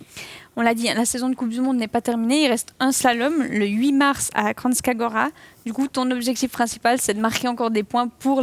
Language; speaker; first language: French; native; French